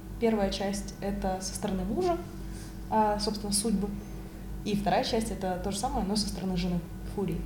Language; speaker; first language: Russian; non-native, local second language; Ukrainian